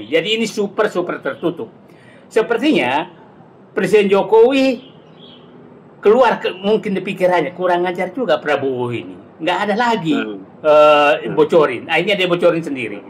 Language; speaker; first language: Indonesian; native; Indonesian